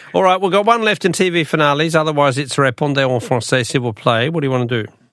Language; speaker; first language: English; native; English